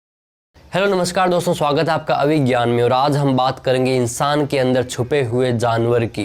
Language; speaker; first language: Hindi; native; Hindi